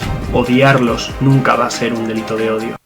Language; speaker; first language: Spanish; native; Spanish